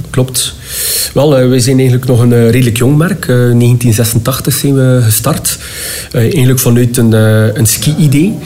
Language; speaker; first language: Dutch; native; Dutch